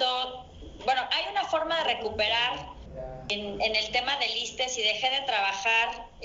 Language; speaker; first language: Spanish; native; Spanish